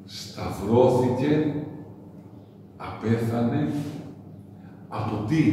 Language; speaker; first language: Greek; native; Greek